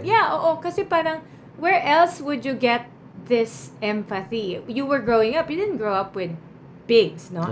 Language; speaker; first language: English; non-native, local second language; Filipino